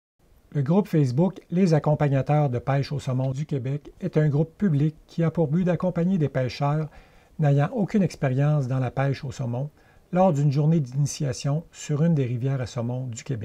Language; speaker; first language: French; native; French